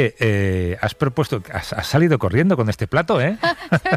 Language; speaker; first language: Spanish; native; Spanish